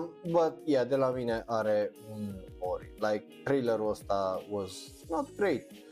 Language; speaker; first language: English; non-native, fluent; Romanian